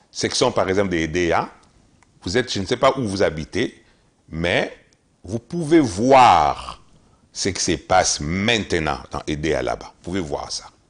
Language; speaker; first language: French; non-native, local second language; Lingala